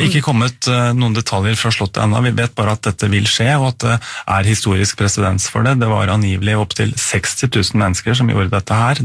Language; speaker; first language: Norwegian; native; Norwegian